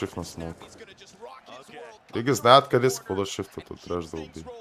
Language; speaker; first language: Bulgarian; native; Bulgarian